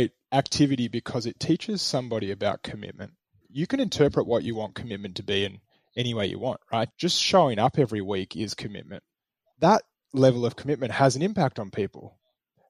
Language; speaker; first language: English; native; English